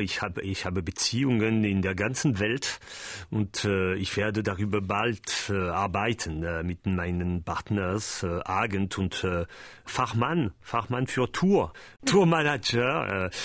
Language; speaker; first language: German; non-native, learner; French